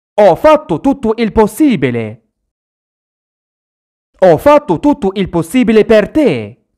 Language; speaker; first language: Italian; non-native, fluent; Arabic